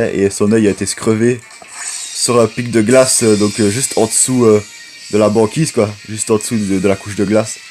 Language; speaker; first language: French; native; French